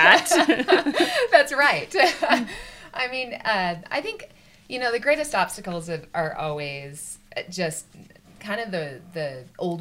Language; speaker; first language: English; native; English